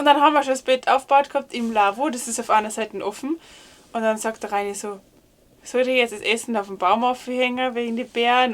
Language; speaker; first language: German; native; German